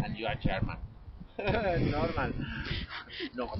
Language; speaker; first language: English; non-native, learner; Spanish